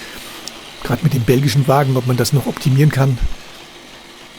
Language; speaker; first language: German; native; German